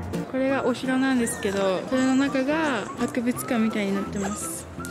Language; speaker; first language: Japanese; native; Japanese